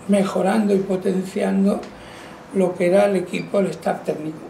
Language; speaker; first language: Spanish; non-native, local second language; Catalan